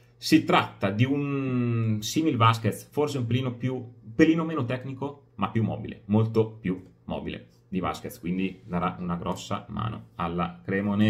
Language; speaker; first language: Italian; native; Italian